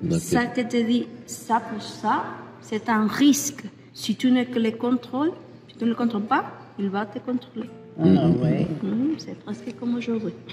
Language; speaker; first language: French; non-native, learner; Spanish